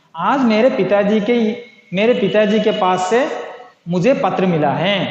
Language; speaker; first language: Hindi; non-native, local second language; Telugu